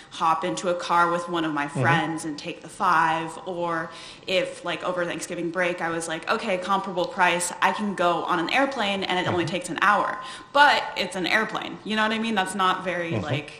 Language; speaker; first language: English; native; English